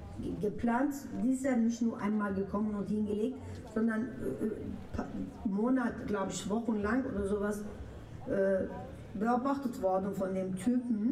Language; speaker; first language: German; non-native, local second language; Turkish